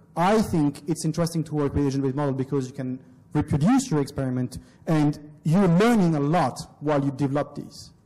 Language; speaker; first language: English; non-native, fluent; French